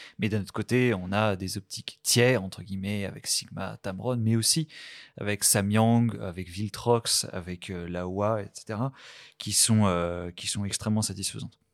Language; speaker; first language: French; native; French